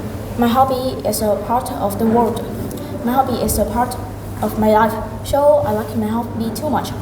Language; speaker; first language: English; non-native, learner; Vietnamese